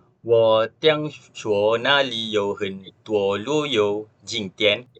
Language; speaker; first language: Chinese; non-native, learner; Malay